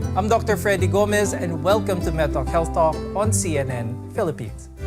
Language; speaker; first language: English; non-native, local second language; Filipino